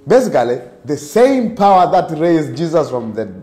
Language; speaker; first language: English; non-native, local second language; Swahili